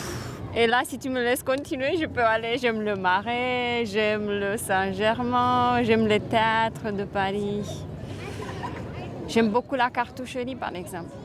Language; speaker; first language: French; non-native, fluent; Romanian